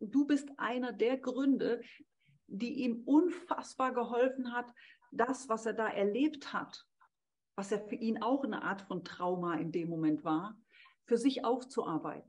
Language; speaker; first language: German; native; German